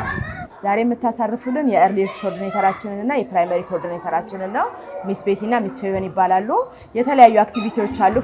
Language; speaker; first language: Amharic; native; Amharic